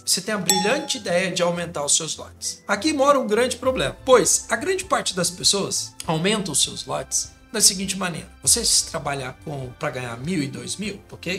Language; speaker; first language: Portuguese; native; Portuguese